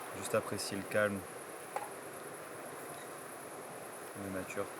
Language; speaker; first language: French; native; French